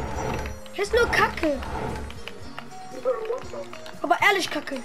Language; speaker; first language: German; native; German